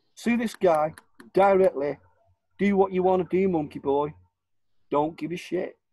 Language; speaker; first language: English; native; English